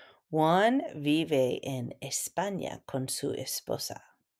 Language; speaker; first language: Spanish; non-native, fluent; English